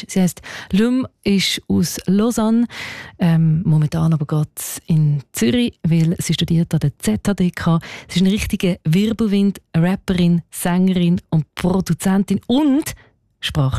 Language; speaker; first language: German; native; German